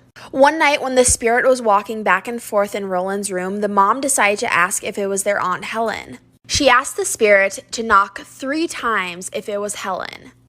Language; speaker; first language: English; native; English